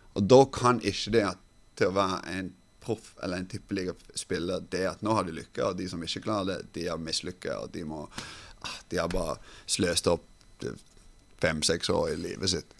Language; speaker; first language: Norwegian; non-native, fluent; Finnish